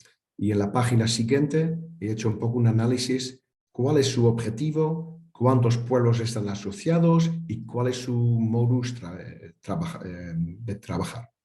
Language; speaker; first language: Spanish; non-native, fluent; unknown